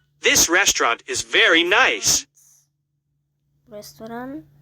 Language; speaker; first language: English; non-native, learner; Turkish